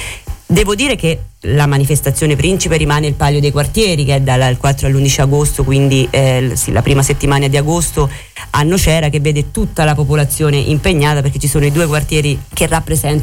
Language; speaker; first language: Italian; native; Italian